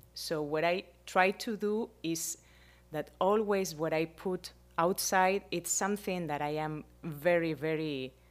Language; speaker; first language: English; non-native, learner; Spanish